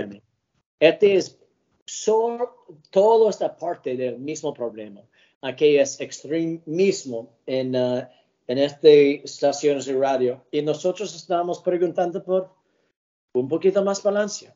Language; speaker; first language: Spanish; early bilingual, heritage; English